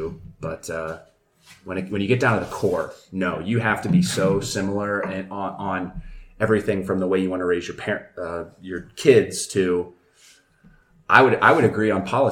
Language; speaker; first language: English; native; English